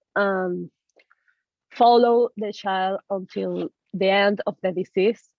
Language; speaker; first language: English; non-native, learner; Spanish